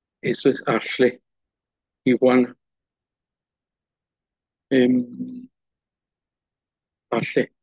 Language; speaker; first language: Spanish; non-native, local second language; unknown